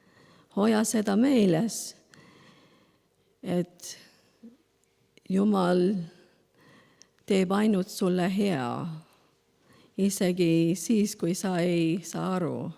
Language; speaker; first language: Estonian; non-native, learner; Spanish